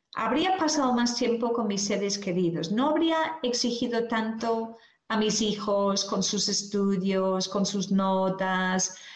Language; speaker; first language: Spanish; non-native, fluent; English